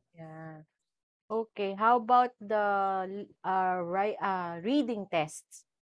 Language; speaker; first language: English; non-native, local second language; Filipino